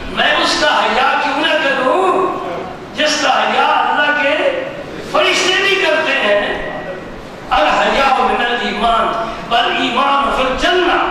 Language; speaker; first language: Urdu; non-native, local second language; Punjabi